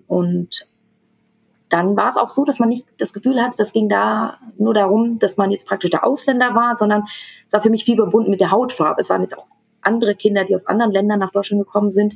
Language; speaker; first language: German; early bilingual, other home language; Tamil